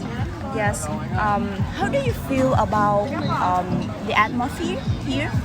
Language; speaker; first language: English; non-native, learner; Vietnamese